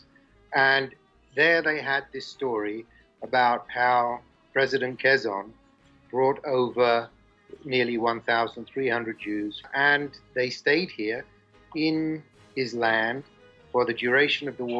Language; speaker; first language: English; native; English